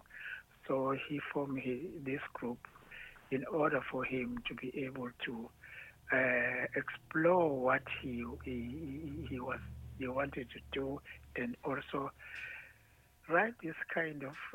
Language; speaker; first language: English; non-native, local second language; Zulu